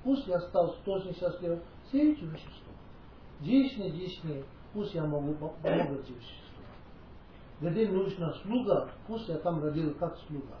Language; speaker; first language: Russian; non-native, learner; Tibetan